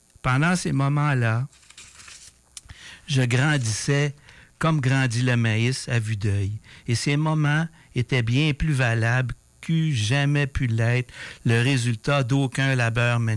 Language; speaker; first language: French; native; French